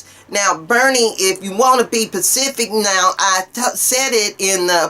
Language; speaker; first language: English; native; English